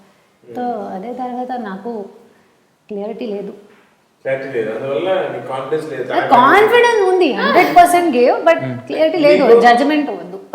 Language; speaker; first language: Telugu; non-native, learner; Hindi